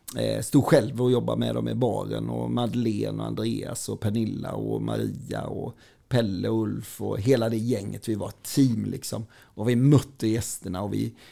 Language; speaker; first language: Swedish; native; Swedish